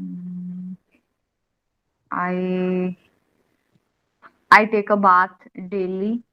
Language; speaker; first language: English; non-native, learner; Hindi